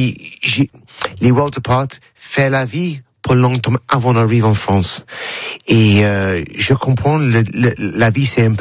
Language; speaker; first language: French; non-native, learner; English